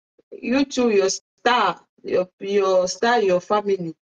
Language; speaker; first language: English; non-native, local second language; French